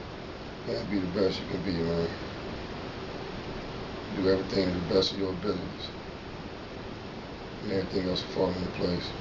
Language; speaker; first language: English; native; English